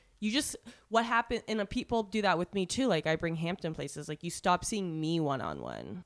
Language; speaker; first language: English; native; English